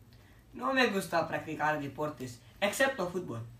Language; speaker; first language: Spanish; non-native, learner; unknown